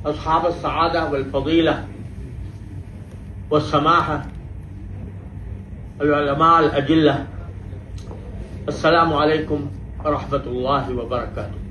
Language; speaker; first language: Arabic; non-native, fluent; Urdu